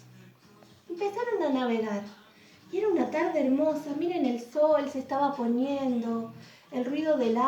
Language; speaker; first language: Spanish; native; Spanish